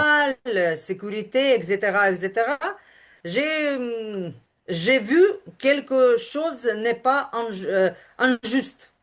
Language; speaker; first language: French; non-native, learner; Ukrainian